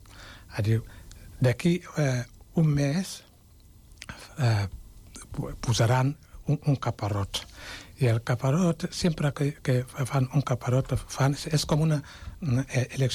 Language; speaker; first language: Catalan; non-native, fluent; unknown